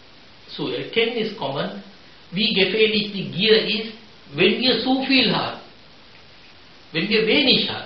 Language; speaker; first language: German; non-native, fluent; Sinhala